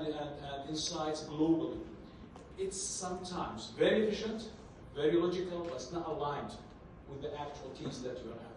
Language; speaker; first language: English; non-native, fluent; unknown